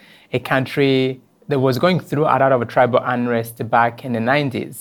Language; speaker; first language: English; non-native, local second language; Kinyarwanda